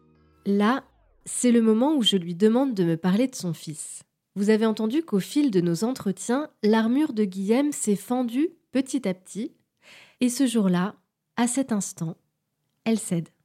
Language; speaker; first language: French; native; French